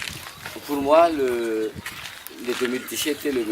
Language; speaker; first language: French; non-native, local second language; Malagasy